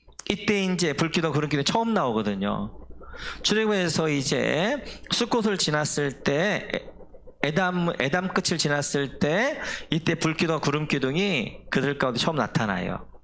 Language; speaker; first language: Korean; native; Korean